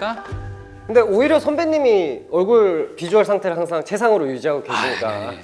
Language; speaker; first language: Korean; native; Korean